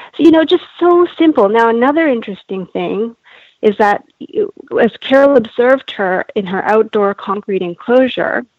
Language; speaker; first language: English; native; English